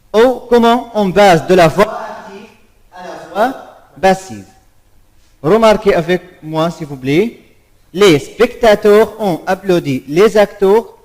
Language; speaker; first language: French; non-native, fluent; Arabic